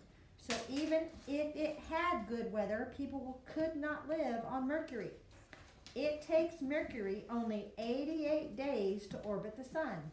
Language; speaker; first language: English; native; English